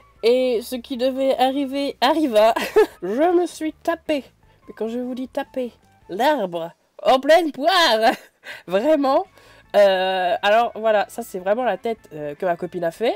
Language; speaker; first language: French; native; French